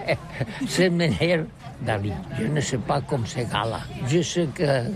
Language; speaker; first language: French; non-native, learner; Catalan